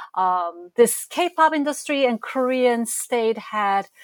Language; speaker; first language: English; non-native, fluent; Korean